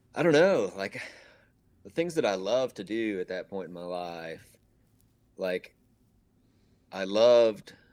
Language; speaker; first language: English; native; English